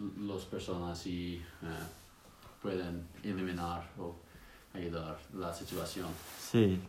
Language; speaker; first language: Spanish; non-native, learner; English